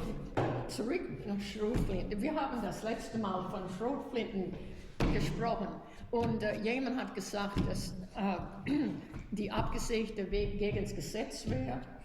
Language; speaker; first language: German; early bilingual, heritage; German